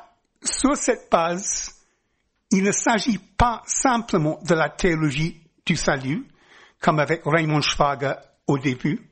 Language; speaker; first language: French; non-native, fluent; English